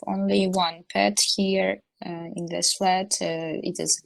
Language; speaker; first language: English; non-native, learner; Russian